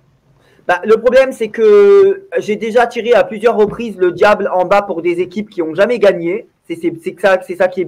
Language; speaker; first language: French; native; French